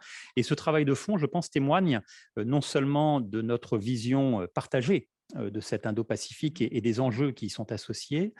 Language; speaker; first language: French; native; French